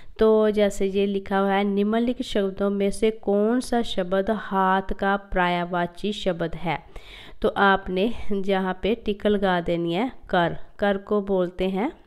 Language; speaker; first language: Hindi; non-native, local second language; Punjabi